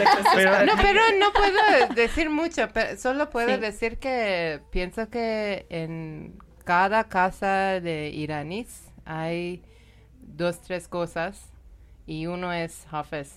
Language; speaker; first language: Spanish; non-native, learner; Persian